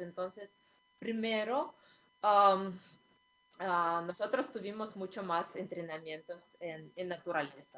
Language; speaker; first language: Spanish; non-native, fluent; Russian